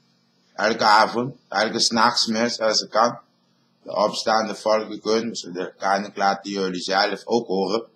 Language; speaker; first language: Dutch; non-native, local second language; Papiamento